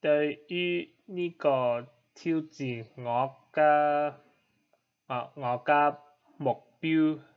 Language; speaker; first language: Cantonese; non-native, learner; English